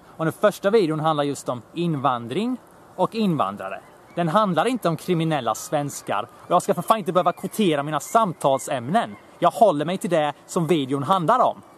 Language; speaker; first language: Swedish; early bilingual, other home language; Bosnian